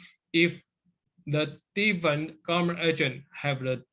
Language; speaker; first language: English; non-native, learner; Chinese